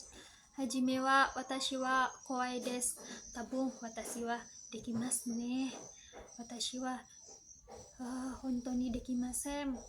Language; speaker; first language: Japanese; non-native, learner; Indonesian